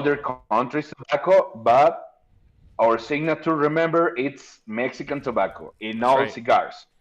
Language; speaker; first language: English; non-native, learner; Spanish